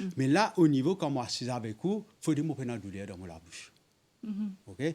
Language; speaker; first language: French; non-native, local second language; Morisyen